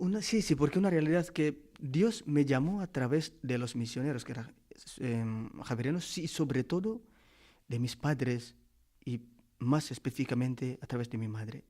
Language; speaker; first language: Spanish; non-native, fluent; Indonesian